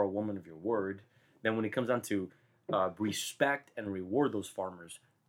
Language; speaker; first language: English; non-native, fluent; Spanish